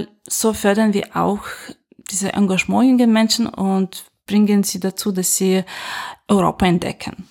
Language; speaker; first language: German; non-native, fluent; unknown